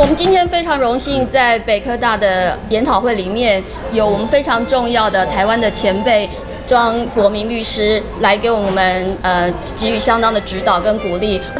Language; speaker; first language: Chinese; native; Chinese